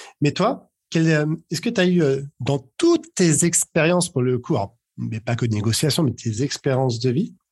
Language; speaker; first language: French; native; French